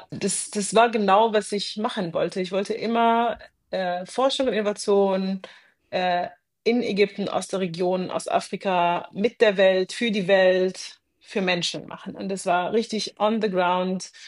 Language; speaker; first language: German; non-native, fluent; Arabic